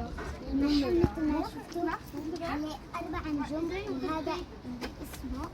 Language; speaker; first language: Arabic; native; Arabic